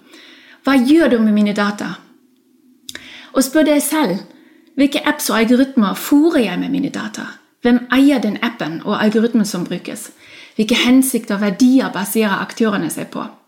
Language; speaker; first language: Norwegian; non-native, fluent; German